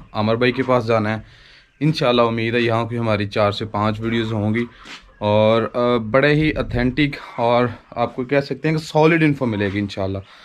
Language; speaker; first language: Urdu; non-native, local second language; Punjabi